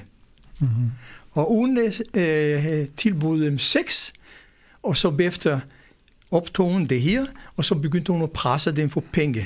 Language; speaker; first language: Danish; non-native, fluent; Hebrew